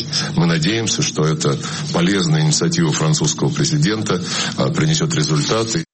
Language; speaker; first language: Russian; non-native, fluent; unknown